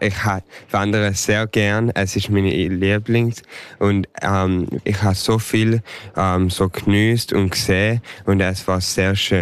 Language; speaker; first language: German; early bilingual, heritage; English